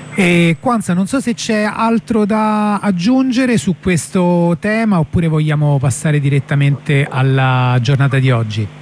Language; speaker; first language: Italian; native; Italian